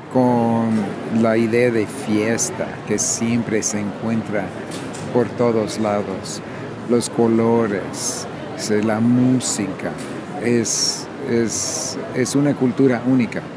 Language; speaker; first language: Spanish; non-native, fluent; English